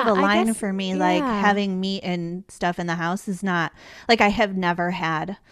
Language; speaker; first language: English; native; English